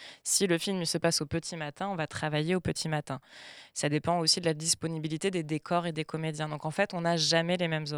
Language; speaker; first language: French; native; French